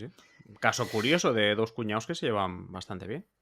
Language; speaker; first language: Spanish; native; Spanish